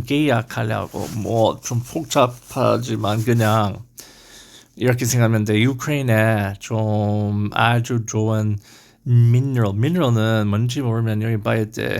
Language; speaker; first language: Korean; non-native, learner; English